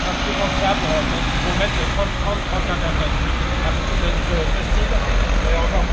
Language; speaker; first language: French; native; French